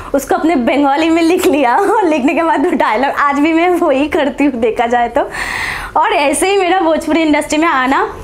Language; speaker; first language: Hindi; non-native, local second language; Bangla